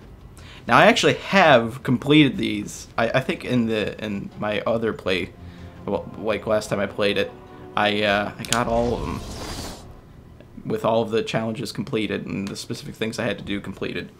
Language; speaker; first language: English; native; English